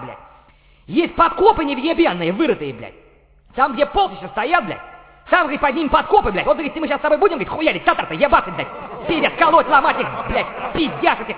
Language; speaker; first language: Russian; native; Russian